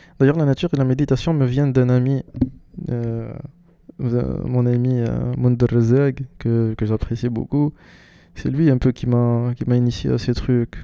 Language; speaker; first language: French; non-native, local second language; Arabic